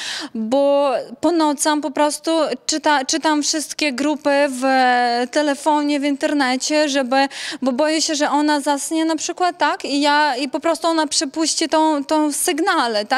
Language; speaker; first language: Polish; non-native, learner; Ukrainian